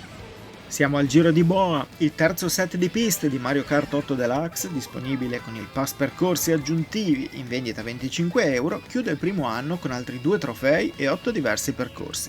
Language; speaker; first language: Italian; native; Italian